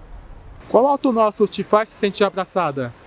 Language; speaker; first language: Portuguese; native; Portuguese